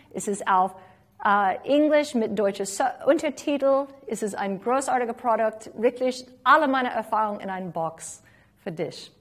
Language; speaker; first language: German; non-native, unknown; English